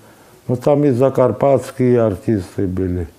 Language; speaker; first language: Russian; non-native, local second language; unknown